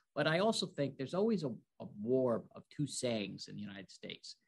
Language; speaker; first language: English; native; English